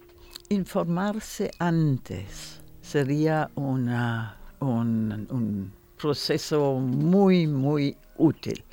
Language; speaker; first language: Spanish; non-native, learner; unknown